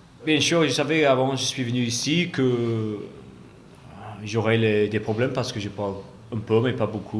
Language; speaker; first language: French; non-native, fluent; English